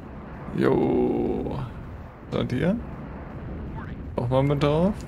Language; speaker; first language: German; native; German